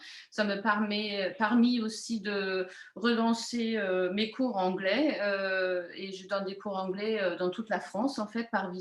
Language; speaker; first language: French; non-native, fluent; German